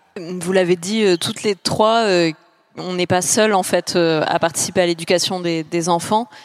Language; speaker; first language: French; native; French